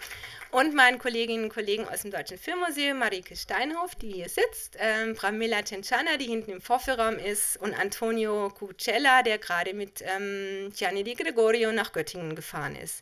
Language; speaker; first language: German; native; German